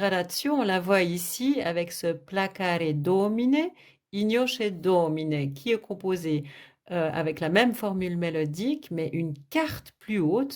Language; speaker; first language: French; native; French